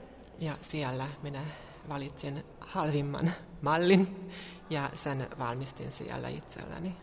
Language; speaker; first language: Finnish; non-native, fluent; Hungarian